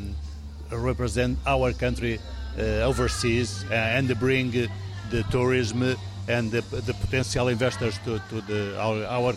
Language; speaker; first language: English; non-native, learner; Portuguese